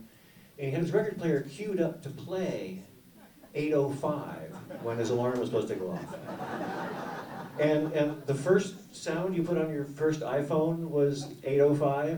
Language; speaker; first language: English; native; English